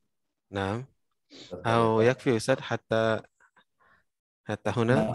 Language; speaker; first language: Arabic; non-native, fluent; Indonesian